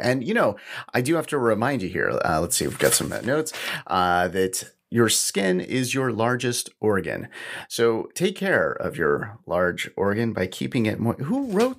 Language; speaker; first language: English; native; English